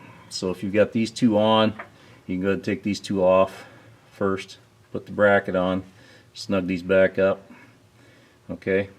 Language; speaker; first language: English; native; English